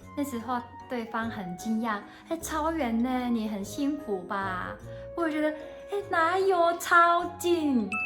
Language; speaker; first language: Chinese; non-native, fluent; Japanese